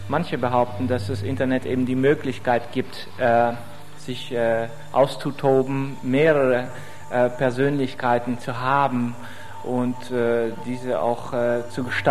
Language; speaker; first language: German; non-native, fluent; Dutch